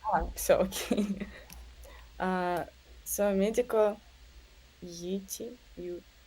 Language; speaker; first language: English; non-native, learner; Russian